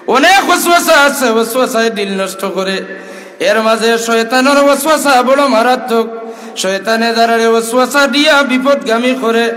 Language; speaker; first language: Bangla; non-native, local second language; Sylheti